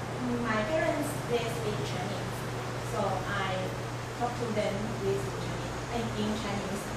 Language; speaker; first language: English; non-native, learner; Chinese